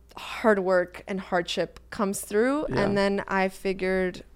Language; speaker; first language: English; native; English